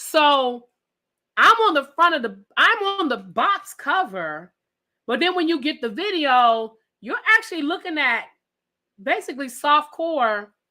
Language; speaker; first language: English; native; English